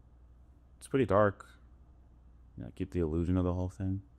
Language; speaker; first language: English; native; English